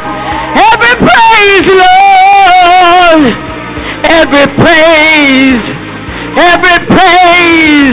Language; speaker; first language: English; native; English